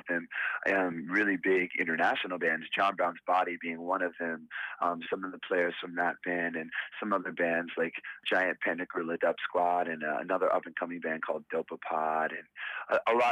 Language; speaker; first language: English; native; English